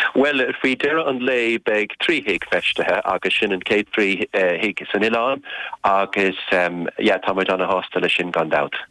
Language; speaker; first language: Irish; native; Irish